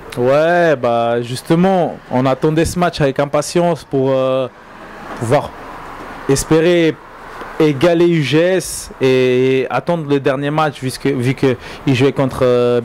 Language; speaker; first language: French; native; French